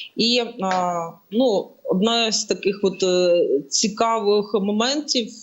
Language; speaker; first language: Ukrainian; native; Ukrainian